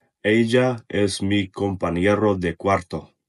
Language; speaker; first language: Spanish; non-native, learner; Russian